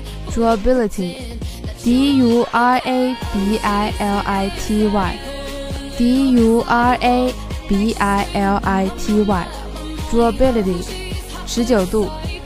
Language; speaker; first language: English; non-native, fluent; Chinese